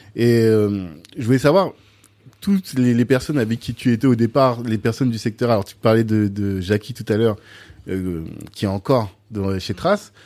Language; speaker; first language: French; native; French